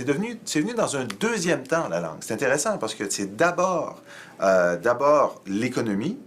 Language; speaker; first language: French; native; French